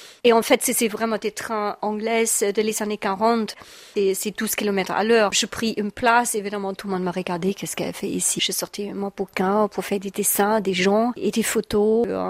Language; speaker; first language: French; non-native, fluent; German